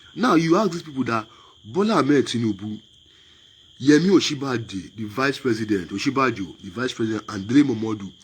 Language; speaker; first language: English; non-native, local second language; Yoruba